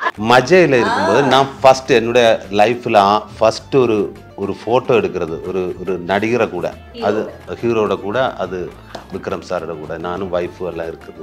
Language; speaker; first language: Tamil; non-native, learner; Malayalam